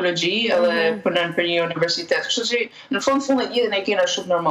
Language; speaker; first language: Albanian; native; Albanian